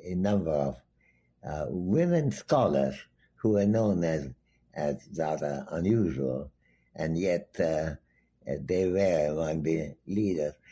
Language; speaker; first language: English; non-native, local second language; Bangla